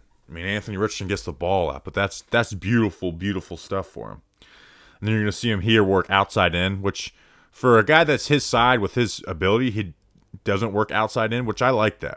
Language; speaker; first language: English; native; English